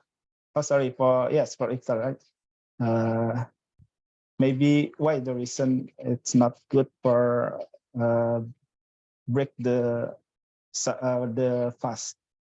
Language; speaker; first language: English; non-native, fluent; Indonesian